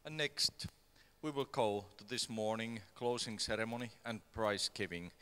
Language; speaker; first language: English; non-native, fluent; Finnish